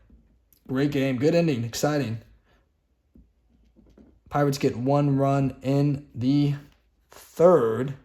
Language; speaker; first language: English; native; English